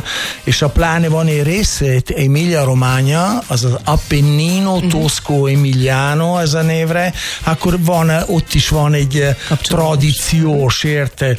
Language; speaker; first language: Hungarian; non-native, learner; Italian